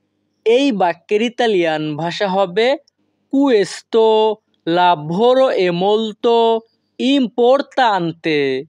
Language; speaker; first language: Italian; non-native, fluent; Bangla